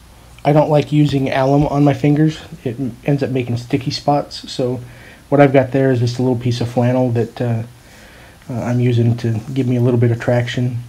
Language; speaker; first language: English; native; English